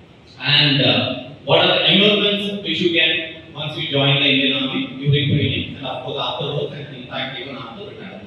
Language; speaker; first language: English; non-native, local second language; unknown